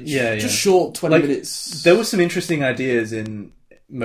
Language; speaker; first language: English; native; English